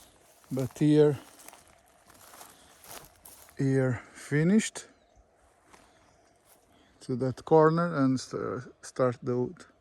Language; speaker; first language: English; non-native, learner; Portuguese